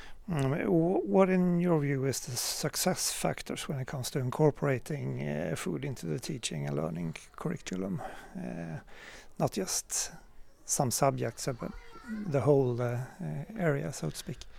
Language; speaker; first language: English; non-native, fluent; Swedish